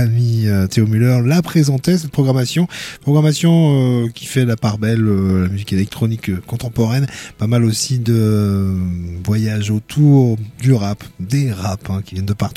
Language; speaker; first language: French; native; French